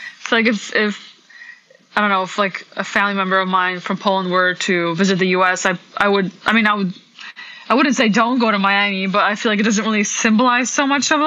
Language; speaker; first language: English; early bilingual, other home language; Polish